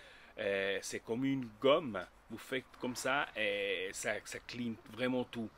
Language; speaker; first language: French; non-native, learner; Spanish